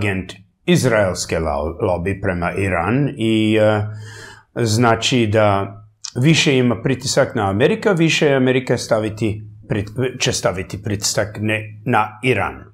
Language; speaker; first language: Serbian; early bilingual, heritage; English